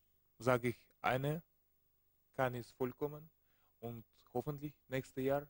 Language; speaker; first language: German; non-native, learner; Russian